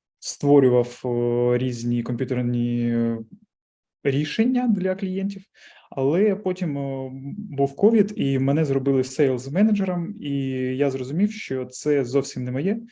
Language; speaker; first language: Ukrainian; non-native, local second language; Russian